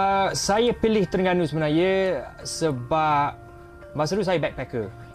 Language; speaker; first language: Malay; non-native, fluent; English